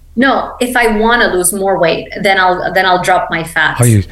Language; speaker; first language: English; non-native, fluent; Arabic